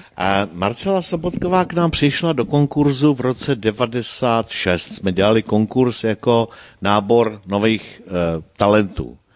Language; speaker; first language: Czech; native; Czech